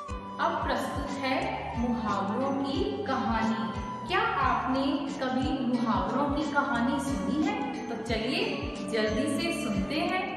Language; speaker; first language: Hindi; native; Hindi